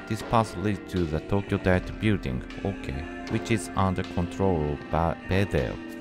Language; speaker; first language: English; non-native, learner; Japanese